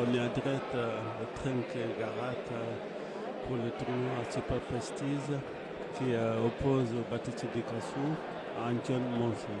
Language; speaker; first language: French; native; French